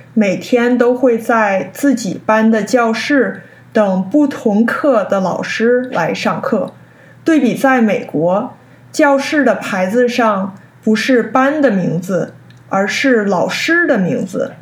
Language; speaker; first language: Chinese; early bilingual, heritage; Chinese